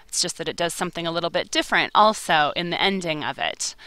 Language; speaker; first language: English; native; English